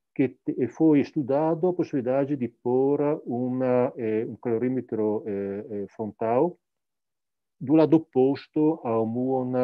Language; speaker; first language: Portuguese; non-native, fluent; Italian